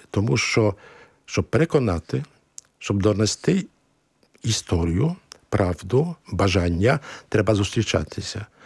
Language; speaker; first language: Ukrainian; early bilingual, heritage; Ukrainian